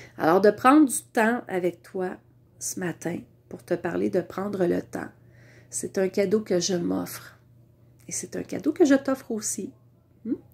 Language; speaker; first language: French; native; French